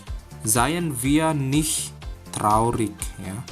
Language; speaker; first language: German; non-native, fluent; Indonesian